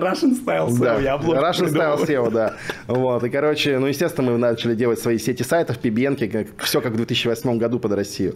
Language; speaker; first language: Russian; native; Russian